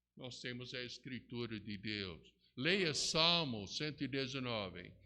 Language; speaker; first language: Portuguese; non-native, fluent; English